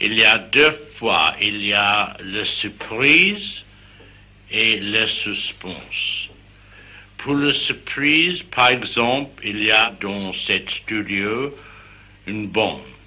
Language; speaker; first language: French; non-native, learner; English